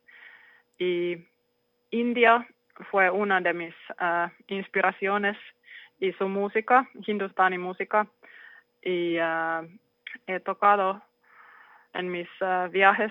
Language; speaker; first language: Spanish; non-native, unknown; Finnish